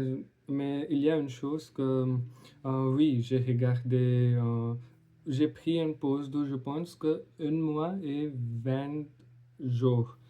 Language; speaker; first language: French; non-native, learner; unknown